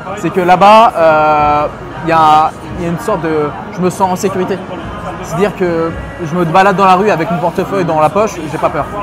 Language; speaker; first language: French; native; French